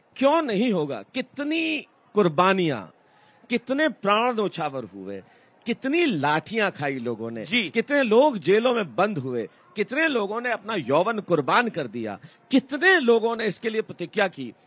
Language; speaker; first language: Hindi; native; Hindi